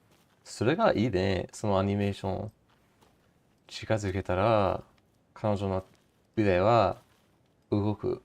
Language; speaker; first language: Japanese; non-native, learner; English